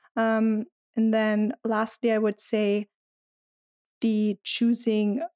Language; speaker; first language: English; non-native, fluent; German